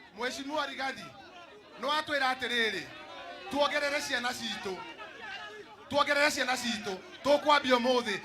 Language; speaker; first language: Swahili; non-native, local second language; Kikuyu